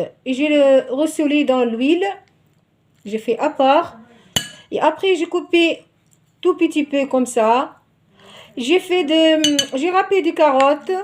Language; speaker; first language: French; non-native, local second language; Arabic